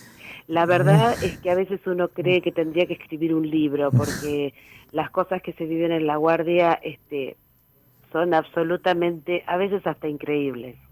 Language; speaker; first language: Spanish; native; Spanish